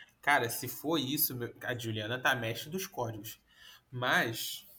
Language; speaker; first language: Portuguese; native; Portuguese